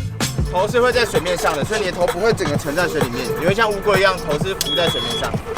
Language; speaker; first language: Chinese; native; Chinese